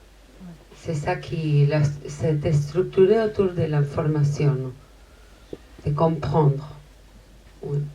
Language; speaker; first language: French; non-native, fluent; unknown